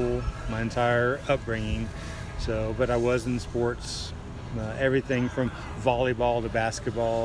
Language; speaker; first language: English; native; English